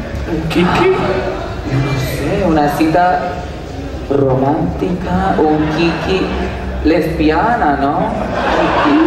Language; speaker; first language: Spanish; early bilingual, heritage; Spanish